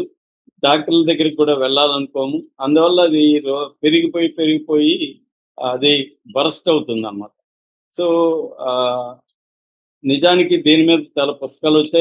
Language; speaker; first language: Telugu; native; Telugu